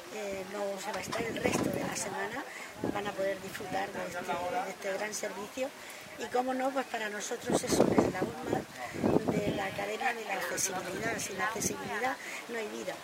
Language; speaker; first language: Spanish; native; Spanish